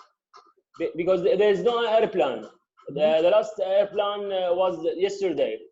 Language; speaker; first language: English; non-native, local second language; Arabic